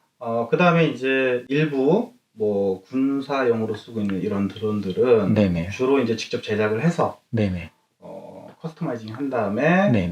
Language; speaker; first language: Korean; native; Korean